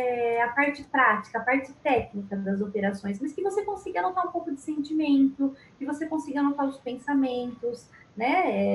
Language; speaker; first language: Portuguese; native; Portuguese